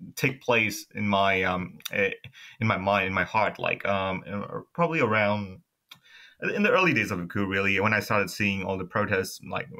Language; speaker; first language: English; non-native, fluent; Burmese